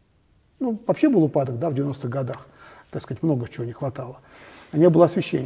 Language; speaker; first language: Russian; native; Russian